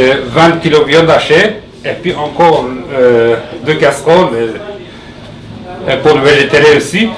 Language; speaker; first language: French; non-native, learner; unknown